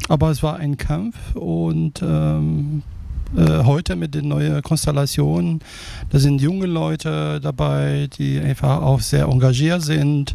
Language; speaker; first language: German; non-native, fluent; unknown